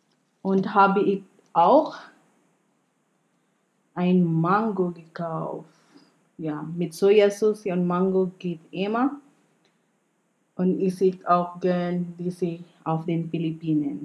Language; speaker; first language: German; non-native, learner; Filipino